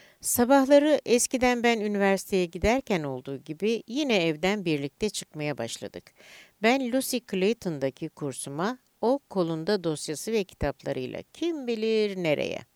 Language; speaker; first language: Turkish; native; Turkish